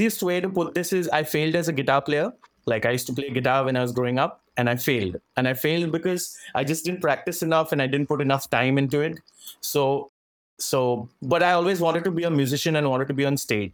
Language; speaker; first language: English; non-native, local second language; Marathi